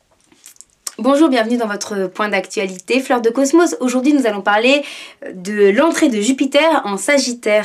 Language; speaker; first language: French; native; French